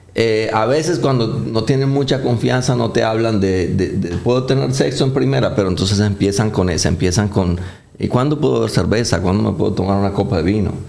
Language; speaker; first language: Spanish; native; Spanish